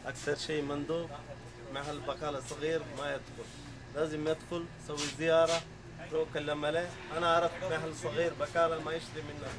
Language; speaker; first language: Arabic; non-native, learner; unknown